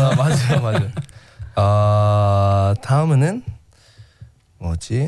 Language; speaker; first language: Korean; non-native, learner; English